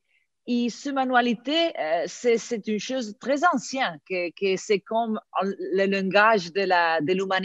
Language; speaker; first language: French; non-native, fluent; Italian